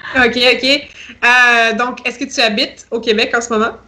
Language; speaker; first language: French; native; French